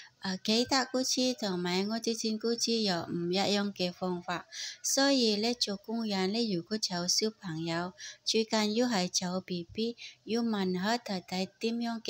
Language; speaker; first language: Cantonese; non-native, fluent; Indonesian